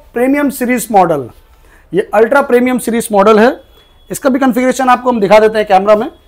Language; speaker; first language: Hindi; non-native, local second language; Bangla